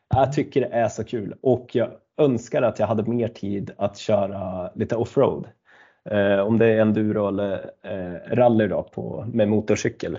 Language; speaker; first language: Swedish; native; Swedish